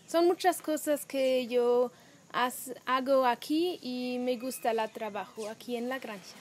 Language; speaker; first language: Spanish; non-native, learner; German